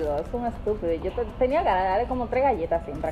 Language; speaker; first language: Spanish; native; Spanish